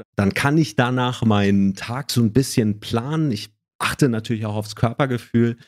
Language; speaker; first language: German; native; German